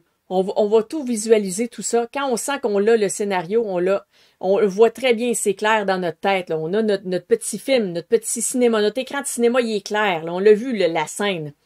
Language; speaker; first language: French; native; French